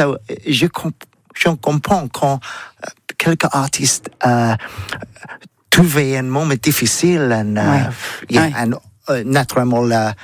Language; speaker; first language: French; non-native, learner; English